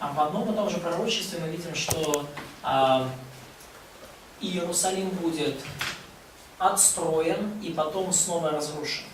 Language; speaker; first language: Russian; native; Russian